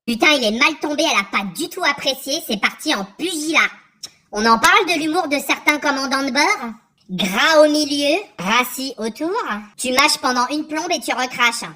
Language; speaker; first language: French; native; French